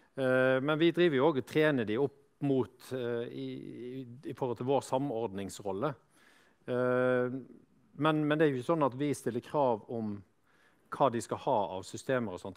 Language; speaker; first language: Norwegian; native; Norwegian